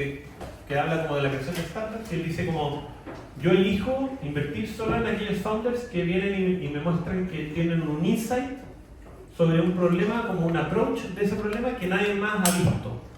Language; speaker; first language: Spanish; native; Spanish